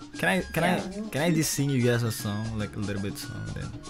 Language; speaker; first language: English; non-native, fluent; Indonesian